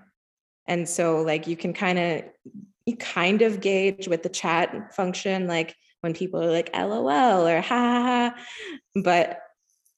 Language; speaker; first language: English; native; English